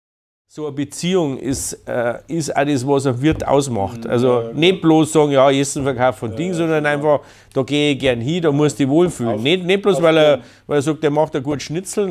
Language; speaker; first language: German; native; German